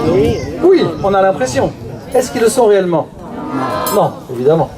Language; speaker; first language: French; native; French